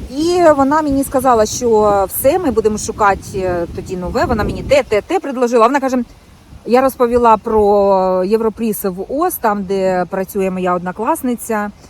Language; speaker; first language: Ukrainian; non-native, local second language; Russian